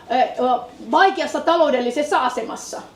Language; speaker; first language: Finnish; native; Finnish